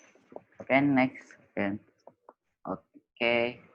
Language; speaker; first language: English; non-native, learner; Indonesian